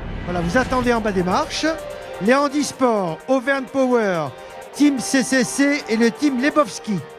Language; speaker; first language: French; native; French